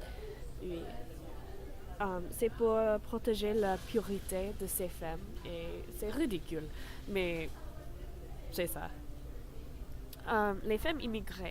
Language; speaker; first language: French; non-native, learner; English